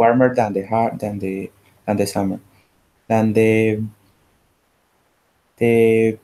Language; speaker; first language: English; non-native, learner; Spanish